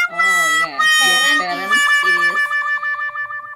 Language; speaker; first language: English; non-native, learner; Indonesian